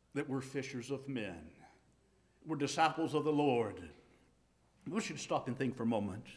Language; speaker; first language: English; native; English